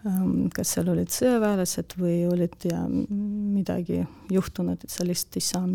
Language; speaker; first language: Estonian; non-native, local second language; Russian